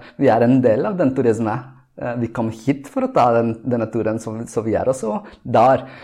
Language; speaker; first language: Norwegian; non-native, fluent; Spanish